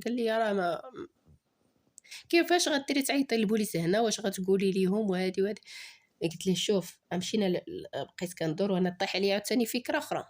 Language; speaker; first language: Arabic; native; Arabic